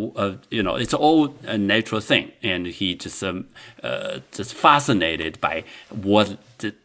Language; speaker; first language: English; non-native, fluent; Chinese